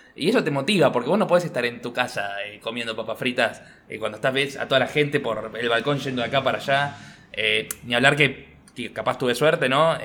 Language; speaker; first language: Spanish; native; Spanish